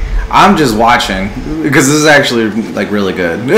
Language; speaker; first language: English; native; English